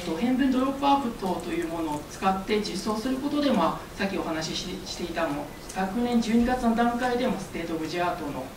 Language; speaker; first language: Japanese; early bilingual, other home language; Chinese